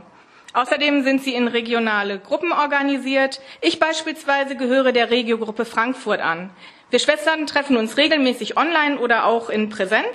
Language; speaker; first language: German; native; German